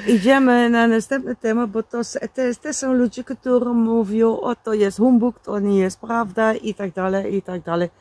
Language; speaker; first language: Polish; non-native, learner; Dutch